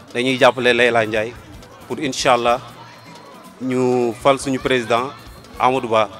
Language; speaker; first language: Wolof; non-native, local second language; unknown